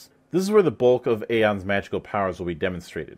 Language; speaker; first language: English; native; English